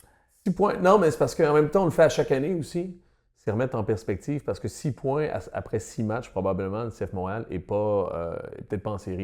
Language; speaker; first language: French; native; French